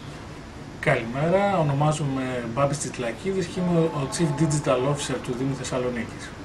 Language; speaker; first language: Greek; native; Greek